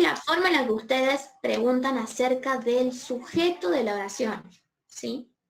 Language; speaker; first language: Spanish; native; Spanish